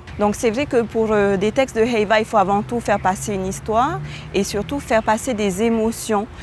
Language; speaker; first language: French; native; French